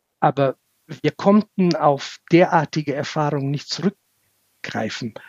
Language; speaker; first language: German; non-native, fluent; Kurdish